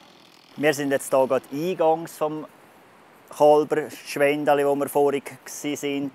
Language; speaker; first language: German; native; German